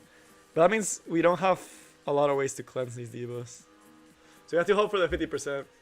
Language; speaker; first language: English; native; English